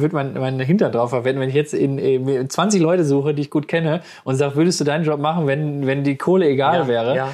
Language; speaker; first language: German; native; German